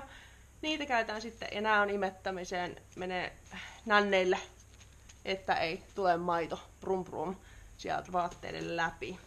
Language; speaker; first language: Finnish; native; Finnish